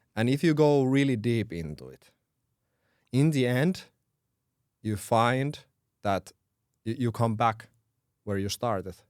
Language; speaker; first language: English; non-native, fluent; Finnish